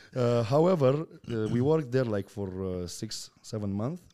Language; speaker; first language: English; non-native, fluent; Russian